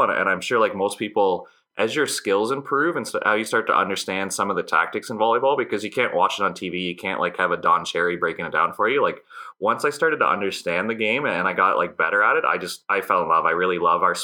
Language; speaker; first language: English; native; English